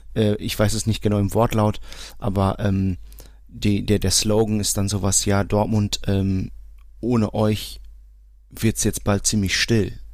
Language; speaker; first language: German; early bilingual, other home language; Portuguese